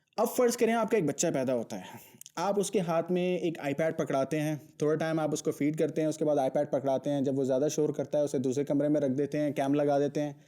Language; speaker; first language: Urdu; native; Urdu